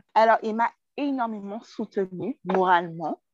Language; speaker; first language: French; native; French